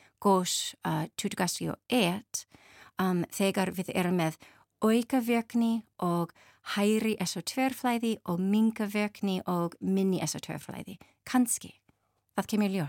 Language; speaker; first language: Icelandic; non-native, learner; English